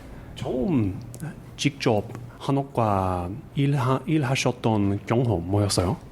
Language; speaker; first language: Korean; non-native, learner; English